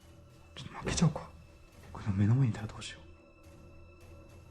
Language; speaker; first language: Japanese; native; Japanese